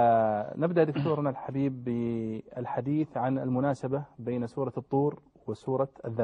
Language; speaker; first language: Arabic; native; Arabic